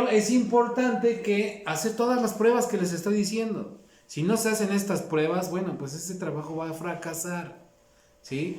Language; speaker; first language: Spanish; native; Spanish